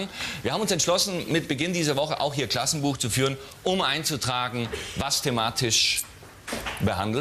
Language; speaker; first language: German; native; German